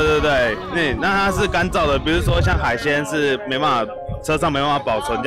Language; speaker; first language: Chinese; native; Chinese